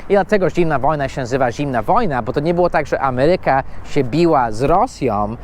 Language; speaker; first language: Polish; non-native, fluent; English